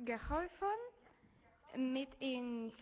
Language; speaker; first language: German; non-native, learner; Polish